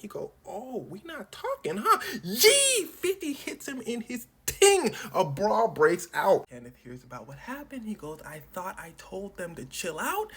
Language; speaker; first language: English; native; English